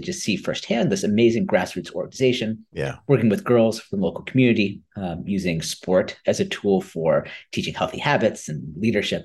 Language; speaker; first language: English; native; English